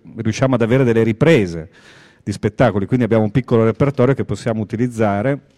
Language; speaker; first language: Italian; native; Italian